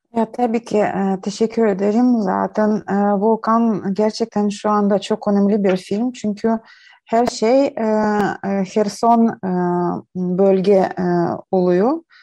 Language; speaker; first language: Turkish; non-native, learner; Ukrainian